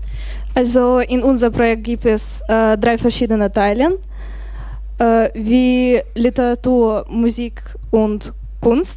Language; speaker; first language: German; non-native, learner; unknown